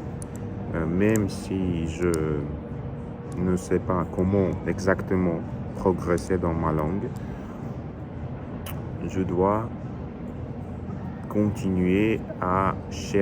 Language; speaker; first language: French; non-native, learner; Russian